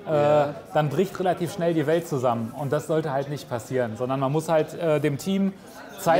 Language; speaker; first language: German; native; German